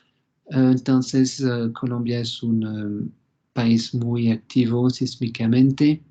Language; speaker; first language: Spanish; non-native, fluent; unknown